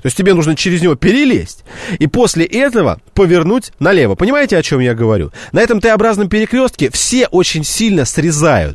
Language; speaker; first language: Russian; native; Russian